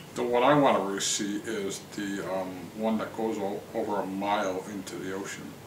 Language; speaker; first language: English; native; English